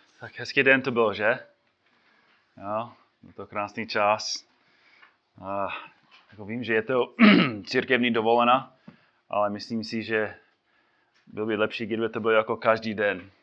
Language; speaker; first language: Czech; non-native, fluent; English